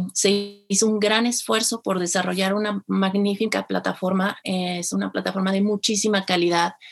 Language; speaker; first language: Spanish; native; Spanish